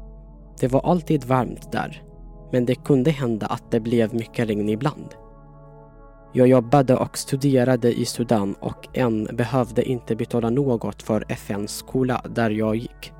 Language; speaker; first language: Swedish; non-native, fluent; Tigrinya